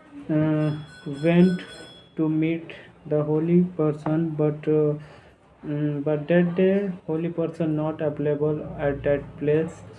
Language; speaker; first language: English; non-native, learner; Hindi